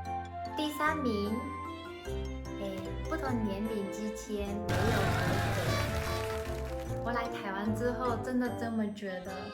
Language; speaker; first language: Chinese; non-native, fluent; Japanese